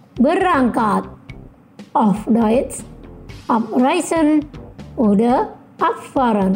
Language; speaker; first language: German; non-native, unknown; Indonesian